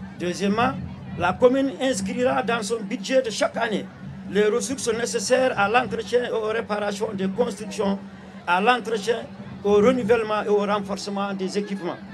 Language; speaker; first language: French; non-native, local second language; Arabic